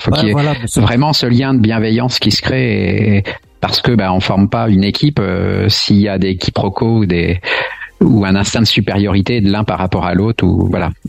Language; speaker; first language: French; native; French